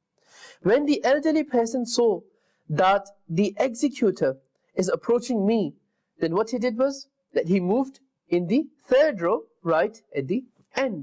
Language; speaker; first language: English; non-native, local second language; Urdu